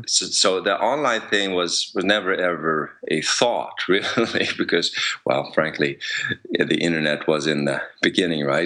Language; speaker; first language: English; non-native, fluent; Swedish